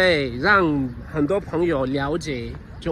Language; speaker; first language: Chinese; non-native, fluent; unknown